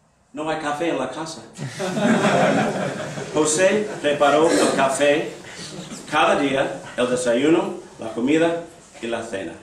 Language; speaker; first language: Spanish; non-native, fluent; English